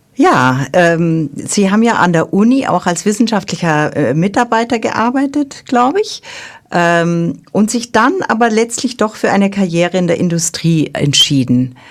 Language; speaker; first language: German; native; German